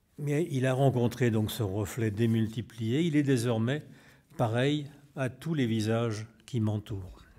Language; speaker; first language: French; native; French